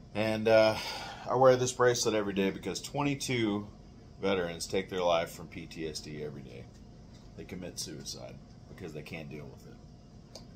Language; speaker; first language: English; native; English